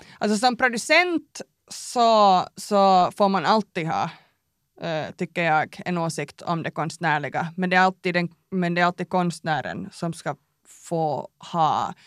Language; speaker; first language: Swedish; native; Swedish